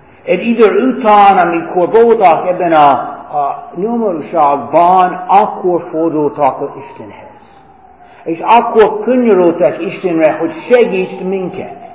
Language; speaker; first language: Hungarian; non-native, fluent; English